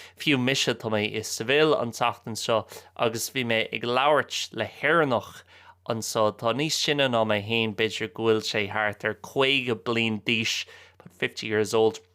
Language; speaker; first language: Irish; native; Irish